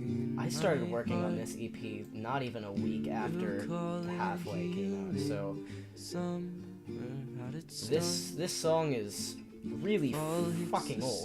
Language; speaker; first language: English; native; English